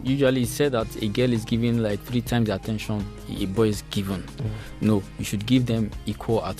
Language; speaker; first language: English; non-native, local second language; Yoruba